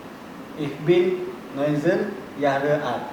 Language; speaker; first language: German; non-native, learner; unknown